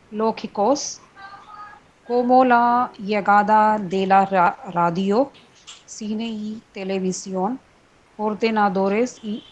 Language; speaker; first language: Spanish; non-native, learner; Hindi